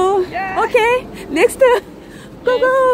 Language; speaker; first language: English; non-native, learner; Korean